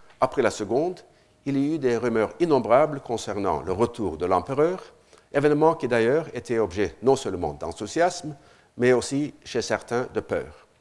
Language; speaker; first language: French; non-native, fluent; Norwegian